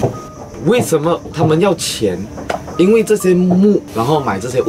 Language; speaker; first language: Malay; non-native, local second language; Chinese